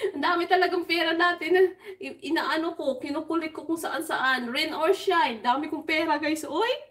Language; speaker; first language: Filipino; non-native, local second language; Hiligaynon